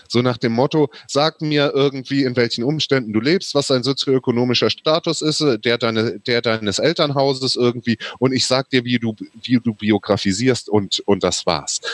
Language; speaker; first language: German; native; German